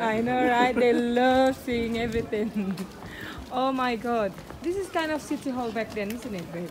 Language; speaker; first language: English; non-native, fluent; Indonesian